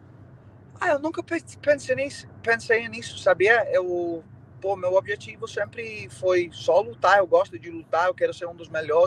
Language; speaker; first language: Portuguese; non-native, fluent; English